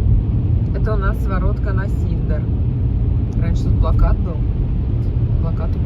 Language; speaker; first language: Russian; native; Russian